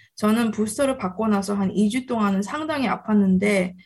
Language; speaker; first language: Korean; early bilingual, heritage; Korean